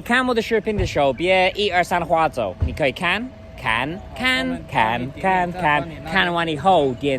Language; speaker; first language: Chinese; non-native, learner; English